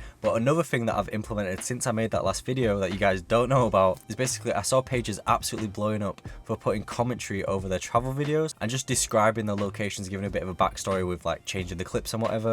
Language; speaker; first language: English; native; English